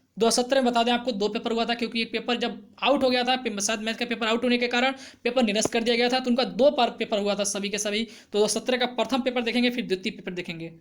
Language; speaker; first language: Hindi; native; Hindi